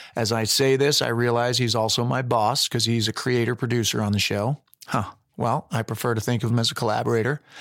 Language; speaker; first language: English; native; English